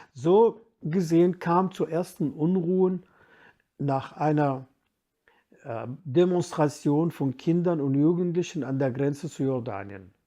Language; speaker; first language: German; non-native, fluent; Kurdish